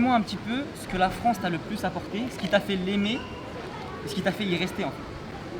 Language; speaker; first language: French; native; French